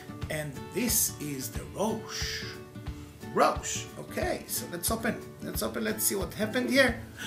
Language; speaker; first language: English; non-native, fluent; Hebrew